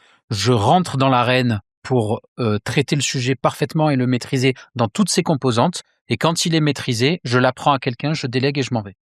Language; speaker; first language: French; native; French